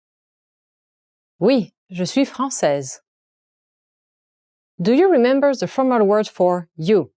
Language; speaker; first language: French; native; French